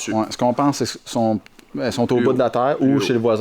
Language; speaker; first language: French; native; French